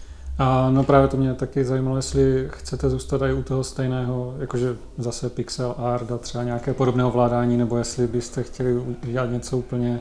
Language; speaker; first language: Czech; native; Czech